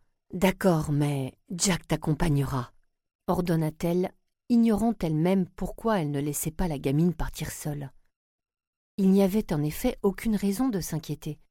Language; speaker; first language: French; native; French